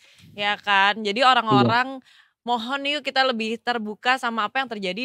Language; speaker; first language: Indonesian; native; Indonesian